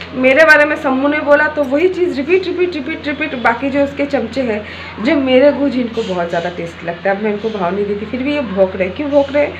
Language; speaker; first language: Hindi; non-native, local second language; Bangla